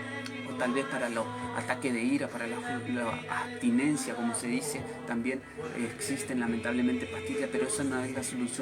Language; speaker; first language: Spanish; native; Spanish